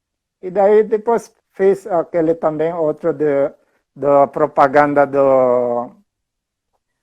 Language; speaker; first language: Portuguese; non-native, fluent; Filipino